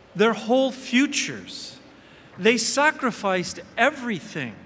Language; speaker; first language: English; native; English